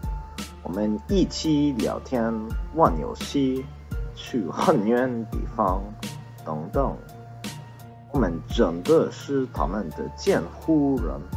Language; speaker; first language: Chinese; non-native, learner; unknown